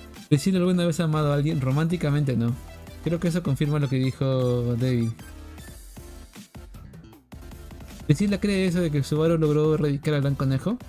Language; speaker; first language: Spanish; native; Spanish